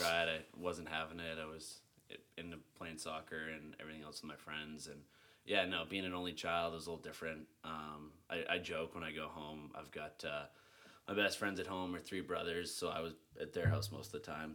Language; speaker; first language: English; native; English